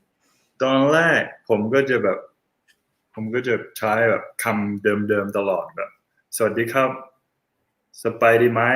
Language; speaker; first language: Thai; non-native, fluent; English